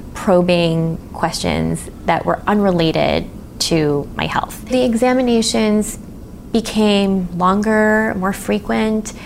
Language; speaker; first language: English; native; English